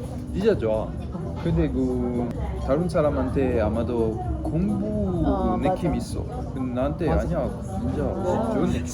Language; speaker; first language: Korean; non-native, learner; French